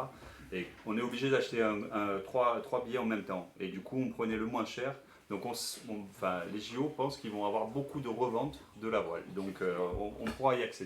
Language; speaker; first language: French; native; French